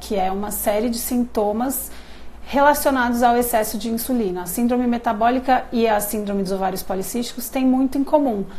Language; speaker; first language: Portuguese; native; Portuguese